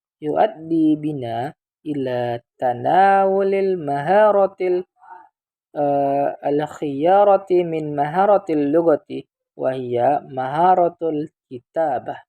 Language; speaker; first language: Arabic; non-native, learner; Indonesian